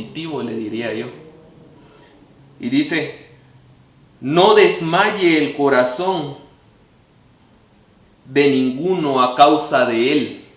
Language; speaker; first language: Spanish; native; Spanish